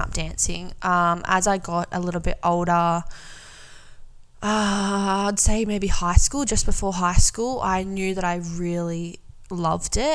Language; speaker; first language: English; native; English